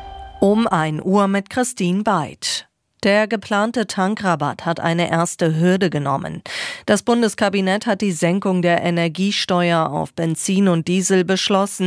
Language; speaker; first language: German; native; German